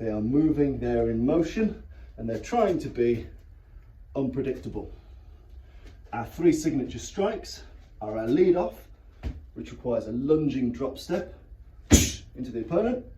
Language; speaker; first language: English; native; English